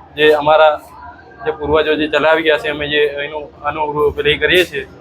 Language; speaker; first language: Gujarati; native; Gujarati